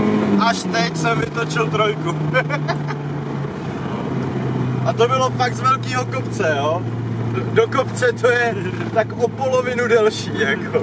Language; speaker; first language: Czech; native; Czech